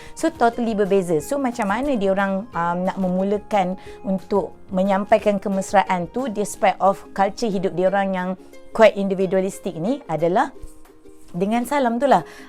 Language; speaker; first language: Malay; native; Malay